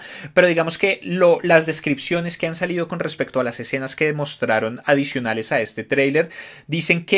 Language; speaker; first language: Spanish; native; Spanish